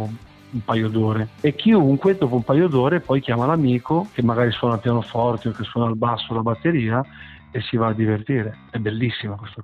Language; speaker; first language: Italian; native; Italian